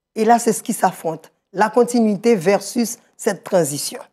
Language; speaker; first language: French; native; French